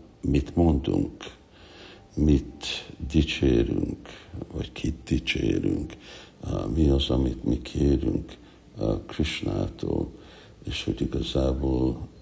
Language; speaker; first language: Hungarian; non-native, learner; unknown